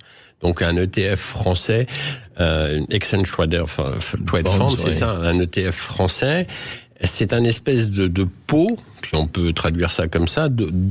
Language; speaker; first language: French; native; French